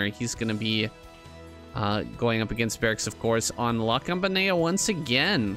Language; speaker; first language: English; native; English